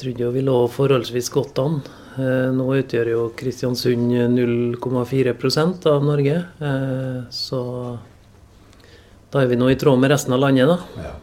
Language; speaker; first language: Norwegian; native; Norwegian